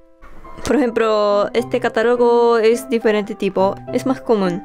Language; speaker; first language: Spanish; non-native, fluent; Japanese